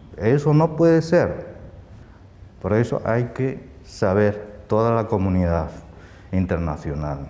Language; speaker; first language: Spanish; non-native, fluent; Chinese